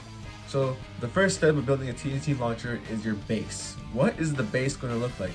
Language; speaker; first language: English; native; English